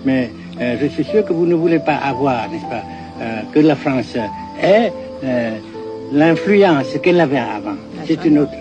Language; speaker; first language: French; non-native, fluent; Vietnamese